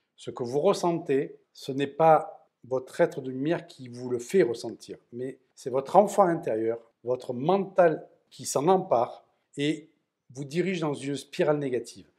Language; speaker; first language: French; native; French